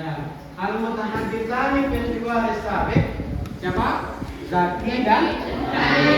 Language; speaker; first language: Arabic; non-native, fluent; Indonesian